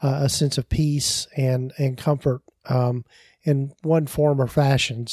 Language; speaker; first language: English; native; English